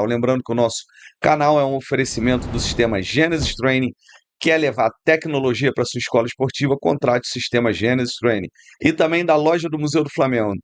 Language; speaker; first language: Portuguese; native; Portuguese